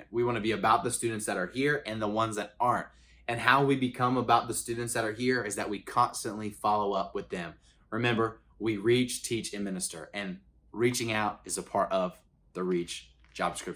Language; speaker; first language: English; native; English